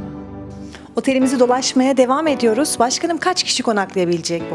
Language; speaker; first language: Turkish; native; Turkish